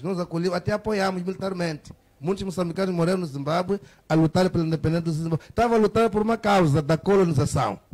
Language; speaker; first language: Portuguese; native; Portuguese